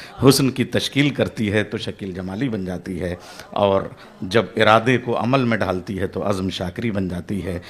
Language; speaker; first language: Urdu; native; Urdu